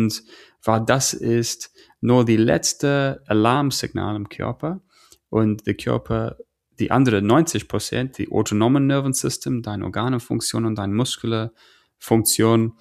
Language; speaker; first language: German; non-native, fluent; English